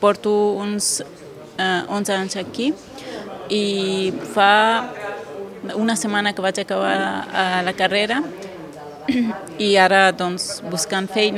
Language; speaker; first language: Catalan; non-native, fluent; Kurdish